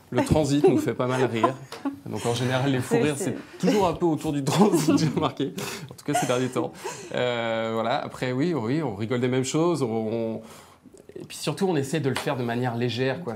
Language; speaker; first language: French; native; French